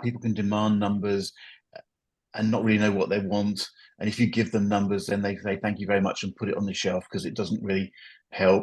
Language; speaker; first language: English; native; English